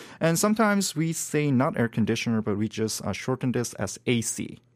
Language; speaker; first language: English; non-native, fluent; Korean